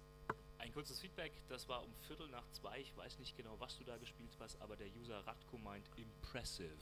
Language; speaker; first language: German; native; German